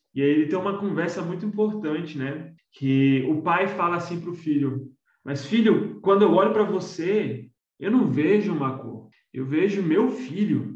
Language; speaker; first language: Portuguese; native; Portuguese